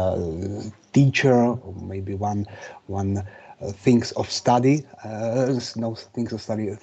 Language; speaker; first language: English; non-native, fluent; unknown